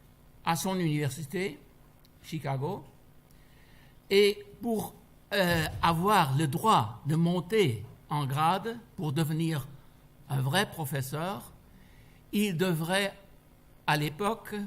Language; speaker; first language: French; non-native, fluent; German